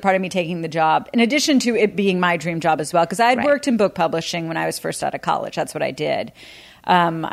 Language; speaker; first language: English; native; English